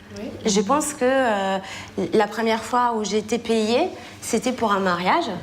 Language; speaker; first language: French; non-native, fluent; Italian